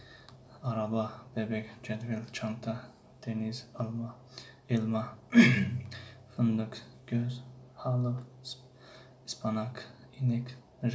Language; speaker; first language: Turkish; non-native, fluent; Tajik